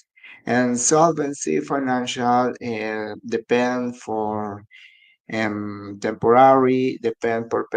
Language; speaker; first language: English; non-native, learner; Spanish